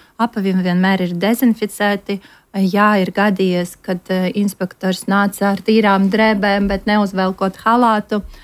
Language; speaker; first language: Latvian; non-native, local second language; Russian